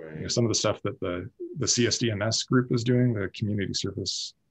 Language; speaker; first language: English; native; English